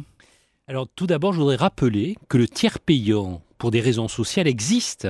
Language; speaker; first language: French; native; French